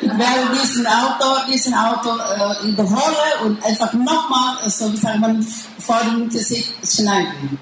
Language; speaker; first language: German; non-native, learner; Thai